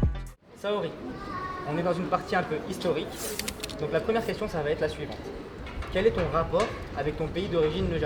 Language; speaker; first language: French; native; French